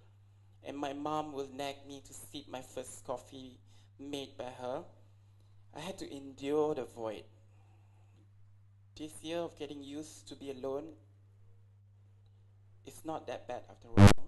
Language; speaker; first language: English; non-native, local second language; Malay